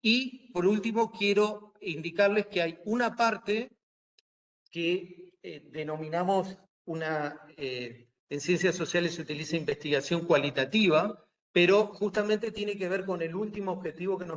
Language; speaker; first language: Spanish; native; Spanish